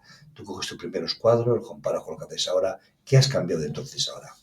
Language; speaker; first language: Spanish; native; Spanish